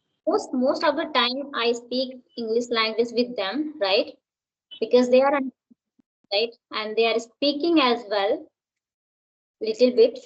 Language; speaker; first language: English; non-native, local second language; Hindi